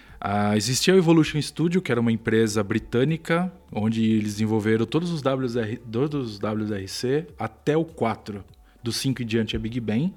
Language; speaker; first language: Portuguese; native; Portuguese